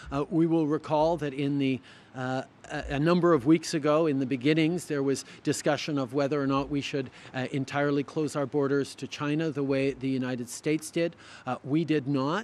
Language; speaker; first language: English; native; English